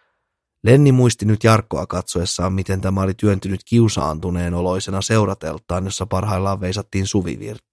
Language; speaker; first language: Finnish; native; Finnish